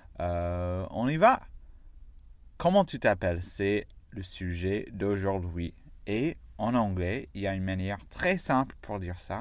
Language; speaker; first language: French; non-native, fluent; English